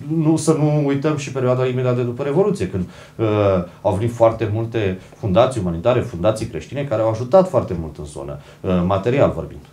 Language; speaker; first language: Romanian; native; Romanian